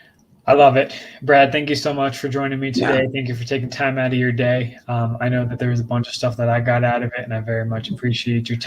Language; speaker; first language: English; native; English